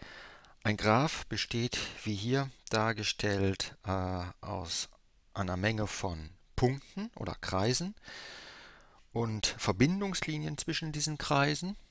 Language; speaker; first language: German; native; German